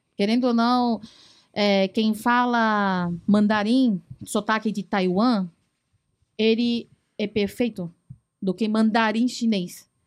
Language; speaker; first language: Portuguese; early bilingual, other home language; Chinese